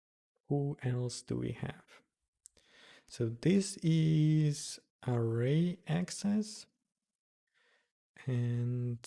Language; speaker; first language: English; non-native, fluent; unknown